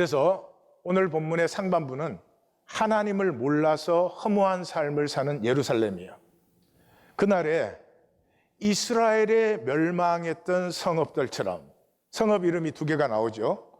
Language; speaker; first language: Korean; native; Korean